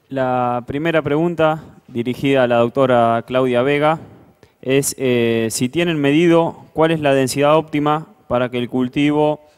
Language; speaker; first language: Spanish; native; Spanish